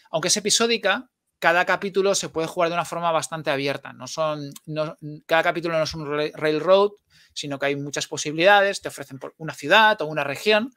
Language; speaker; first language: Spanish; native; Spanish